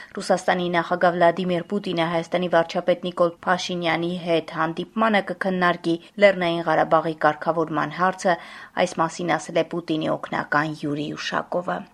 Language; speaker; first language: Armenian; native; Armenian